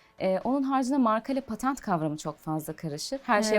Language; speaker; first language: Turkish; native; Turkish